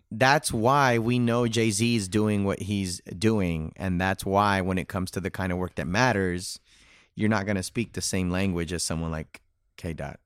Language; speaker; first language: English; early bilingual, other home language; Spanish